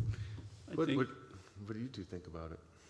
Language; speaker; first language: English; native; English